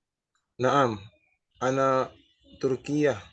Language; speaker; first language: Arabic; non-native, learner; Indonesian